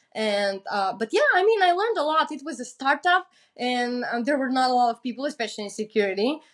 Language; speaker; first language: English; non-native, fluent; Macedonian